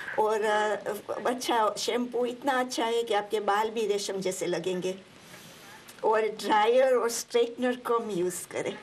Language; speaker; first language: Hindi; non-native, local second language; Marathi